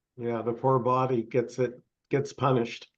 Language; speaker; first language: English; native; English